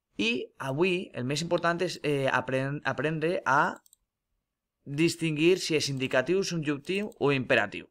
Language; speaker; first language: Catalan; non-native, local second language; Spanish